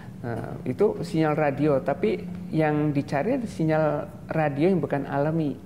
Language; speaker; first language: Indonesian; native; Indonesian